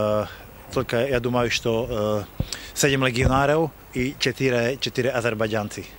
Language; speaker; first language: Russian; non-native, learner; Slovak